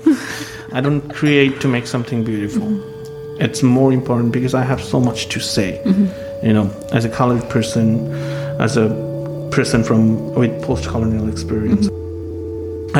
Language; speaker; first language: English; non-native, local second language; Bangla